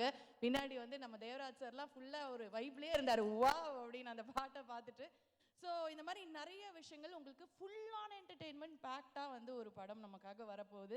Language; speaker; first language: Tamil; native; Tamil